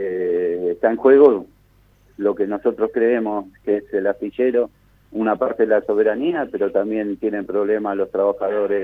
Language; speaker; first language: Spanish; native; Spanish